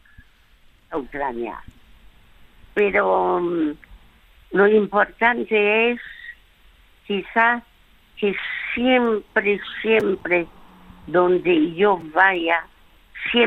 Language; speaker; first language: Spanish; early bilingual, other home language; French